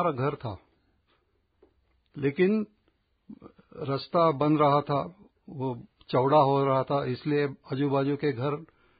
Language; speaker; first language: Hindi; non-native, local second language; Marathi